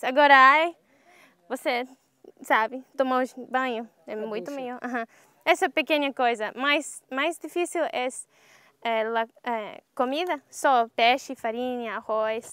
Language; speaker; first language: Portuguese; non-native, learner; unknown